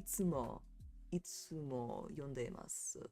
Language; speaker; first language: Japanese; non-native, learner; English